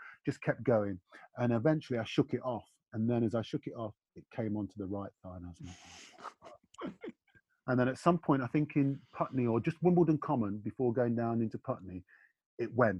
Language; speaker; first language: English; native; English